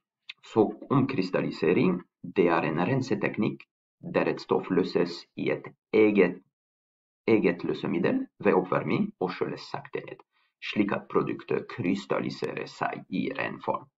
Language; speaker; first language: Norwegian; non-native, fluent; French